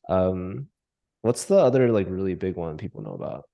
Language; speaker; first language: English; native; English